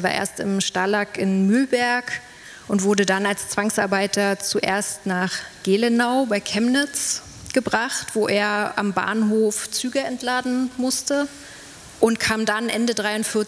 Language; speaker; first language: German; native; German